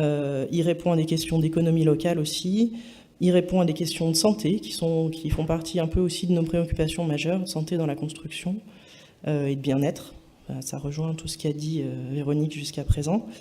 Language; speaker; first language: French; native; French